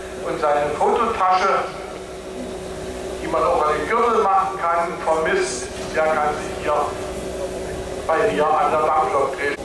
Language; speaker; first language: German; native; German